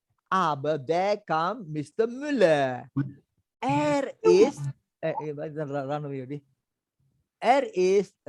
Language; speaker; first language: German; non-native, learner; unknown